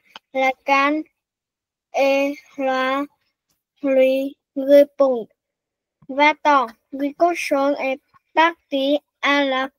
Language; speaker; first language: French; non-native, learner; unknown